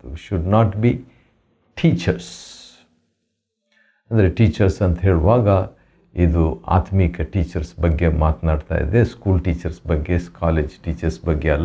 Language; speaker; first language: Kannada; native; Kannada